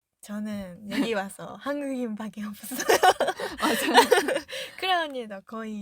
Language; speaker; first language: Korean; non-native, learner; Japanese